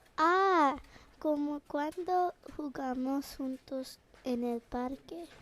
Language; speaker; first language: Spanish; non-native, learner; English